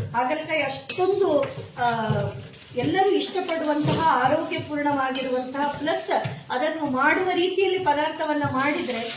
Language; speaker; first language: Kannada; non-native, local second language; Konkani